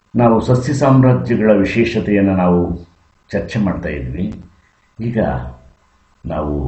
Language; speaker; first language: Kannada; native; Kannada